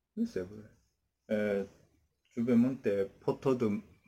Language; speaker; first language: French; non-native, learner; Korean